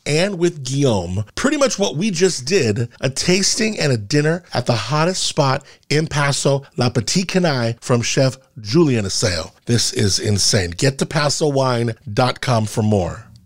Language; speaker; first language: English; native; English